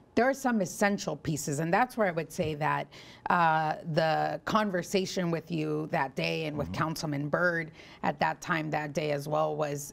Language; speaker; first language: English; early bilingual, other home language; Spanish